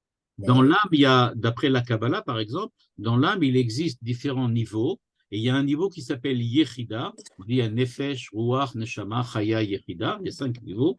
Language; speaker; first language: French; native; French